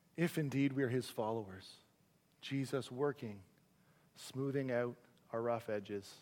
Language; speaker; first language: English; native; English